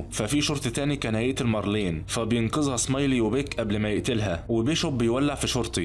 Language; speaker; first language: Arabic; native; Arabic